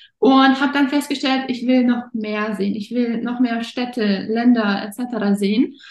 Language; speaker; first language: German; early bilingual, other home language; Russian